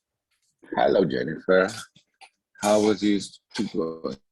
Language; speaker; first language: English; non-native, learner; Spanish